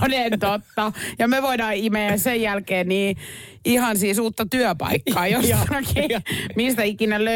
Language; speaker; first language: Finnish; native; Finnish